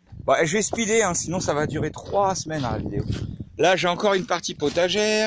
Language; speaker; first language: French; native; French